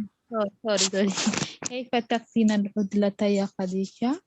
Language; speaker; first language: Arabic; non-native, learner; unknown